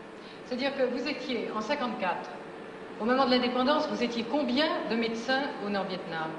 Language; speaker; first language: French; native; French